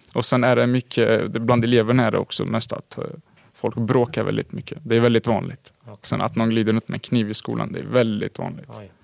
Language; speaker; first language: Swedish; early bilingual, other home language; Arabic